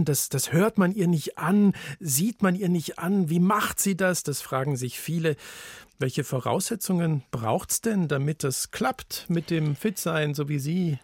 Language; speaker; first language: German; native; German